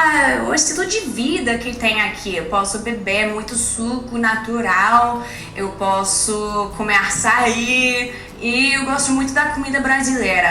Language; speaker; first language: Portuguese; non-native, learner; English